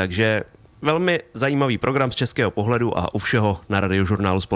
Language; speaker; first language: Czech; native; Czech